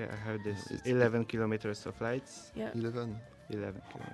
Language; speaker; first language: English; non-native, learner; Polish